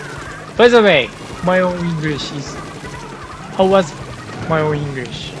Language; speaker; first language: English; non-native, learner; Japanese